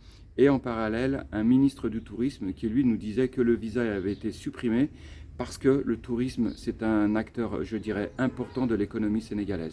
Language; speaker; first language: French; native; French